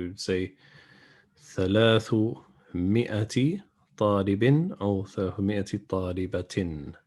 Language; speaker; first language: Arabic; non-native, fluent; English